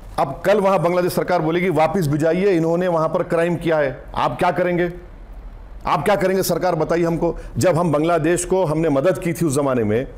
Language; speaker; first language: Hindi; non-native, local second language; Urdu